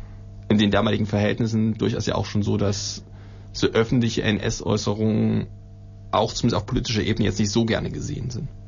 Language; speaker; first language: German; native; German